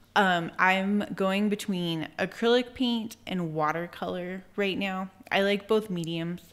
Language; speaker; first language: English; native; English